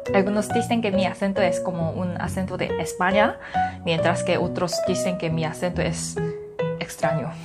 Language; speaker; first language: Spanish; non-native, learner; Korean